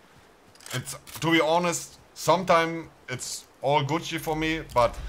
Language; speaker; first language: English; non-native, fluent; German